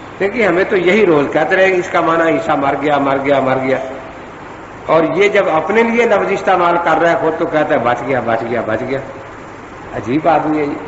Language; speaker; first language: Urdu; non-native, local second language; Punjabi